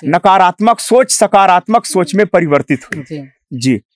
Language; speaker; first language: Hindi; native; Hindi